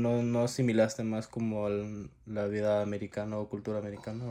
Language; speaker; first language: Spanish; early bilingual, heritage; Spanish